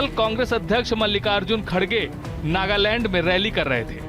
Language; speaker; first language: Hindi; native; Hindi